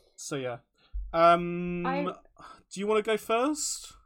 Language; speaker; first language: English; native; English